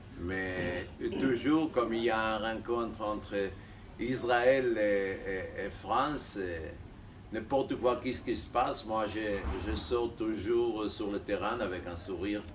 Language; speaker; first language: French; non-native, fluent; Hebrew